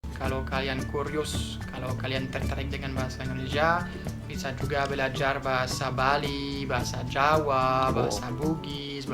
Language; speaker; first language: Indonesian; non-native, fluent; French